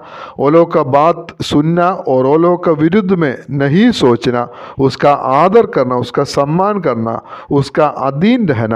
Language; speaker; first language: Hindi; non-native, local second language; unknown